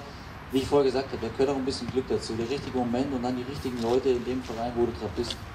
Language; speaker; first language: German; native; German